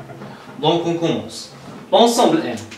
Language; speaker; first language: French; non-native, local second language; Arabic